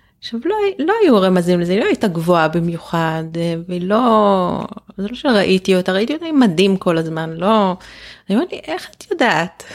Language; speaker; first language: Hebrew; native; Hebrew